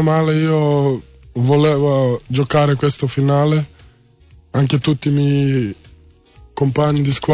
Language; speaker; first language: Italian; non-native, learner; Serbian